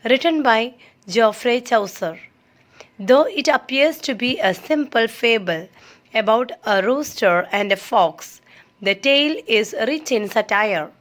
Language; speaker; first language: English; non-native, local second language; Malayalam